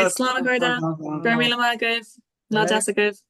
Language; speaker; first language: Irish; non-native, local second language; English